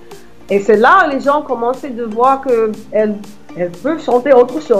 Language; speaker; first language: French; non-native, fluent; English